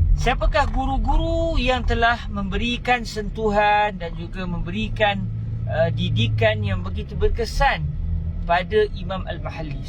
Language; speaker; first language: Malay; native; Malay